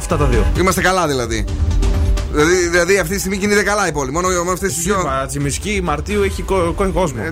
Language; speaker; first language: Greek; native; Greek